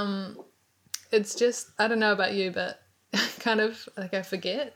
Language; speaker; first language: English; native; English